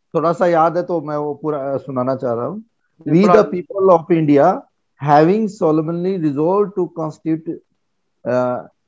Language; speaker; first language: Hindi; native; Hindi